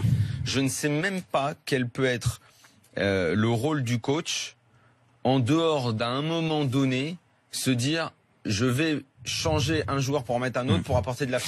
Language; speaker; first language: French; native; French